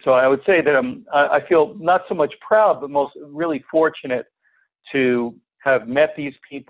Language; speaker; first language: English; native; English